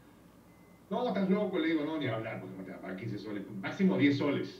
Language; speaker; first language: Spanish; native; Spanish